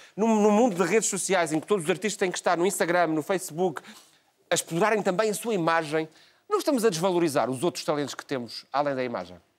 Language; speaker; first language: Portuguese; native; Portuguese